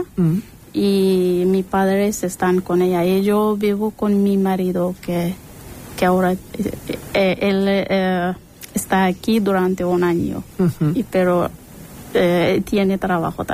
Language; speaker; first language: Spanish; non-native, learner; Persian